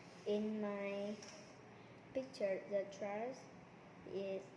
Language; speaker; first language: English; non-native, learner; Vietnamese